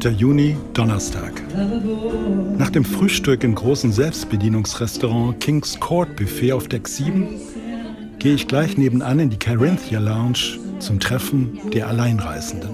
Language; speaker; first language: German; native; German